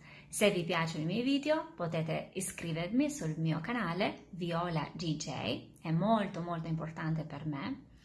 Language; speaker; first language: Italian; non-native, fluent; Albanian